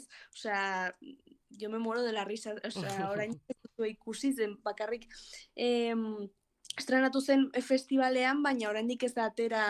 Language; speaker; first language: Basque; non-native, local second language; Spanish